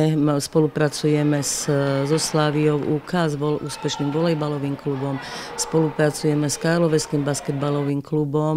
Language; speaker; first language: Slovak; native; Slovak